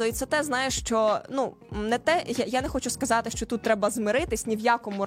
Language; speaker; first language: Ukrainian; native; Ukrainian